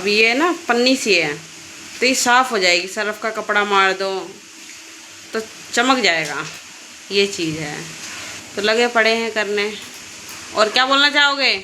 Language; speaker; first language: Hindi; native; Hindi